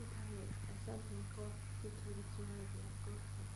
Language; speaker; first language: Italian; early bilingual, heritage; Italian